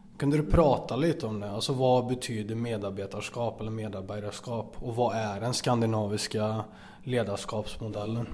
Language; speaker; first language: Swedish; native; Swedish